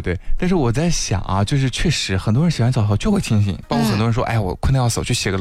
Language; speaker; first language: Chinese; native; Chinese